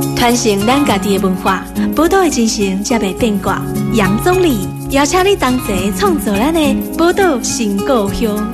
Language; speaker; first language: Chinese; non-native, fluent; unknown